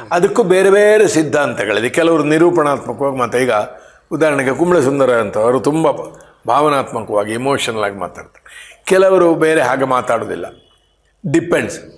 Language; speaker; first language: Kannada; non-native, local second language; Marathi